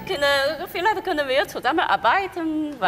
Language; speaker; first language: German; non-native, fluent; Chinese